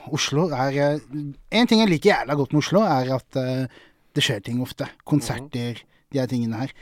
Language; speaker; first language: Norwegian; native; Norwegian